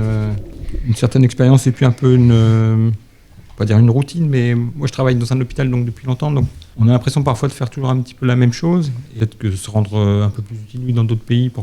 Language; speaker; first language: French; native; French